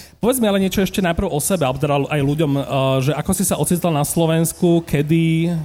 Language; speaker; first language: Slovak; native; Slovak